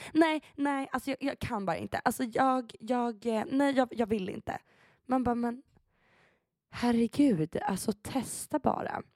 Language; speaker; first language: Swedish; early bilingual, other home language; Persian